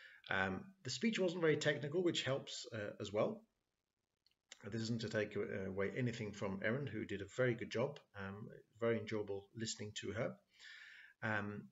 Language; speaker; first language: English; native; English